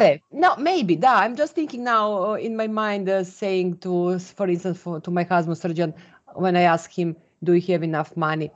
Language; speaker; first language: English; non-native, fluent; Serbian